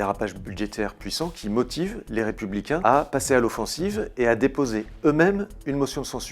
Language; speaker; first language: French; native; French